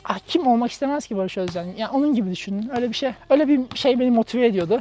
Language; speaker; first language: Turkish; native; Turkish